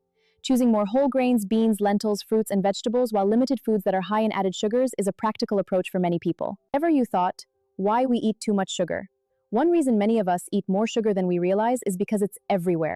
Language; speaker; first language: English; non-native, fluent; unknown